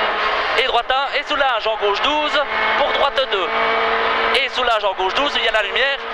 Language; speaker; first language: French; native; French